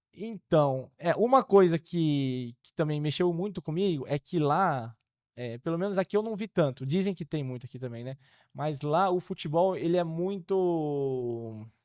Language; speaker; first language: Portuguese; early bilingual, other home language; Korean